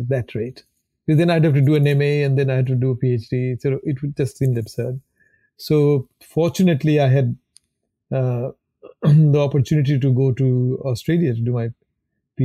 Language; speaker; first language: English; non-native, local second language; Bangla